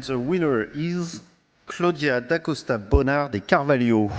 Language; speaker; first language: French; native; French